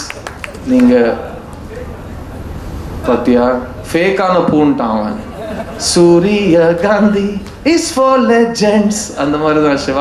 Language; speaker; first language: Tamil; native; Tamil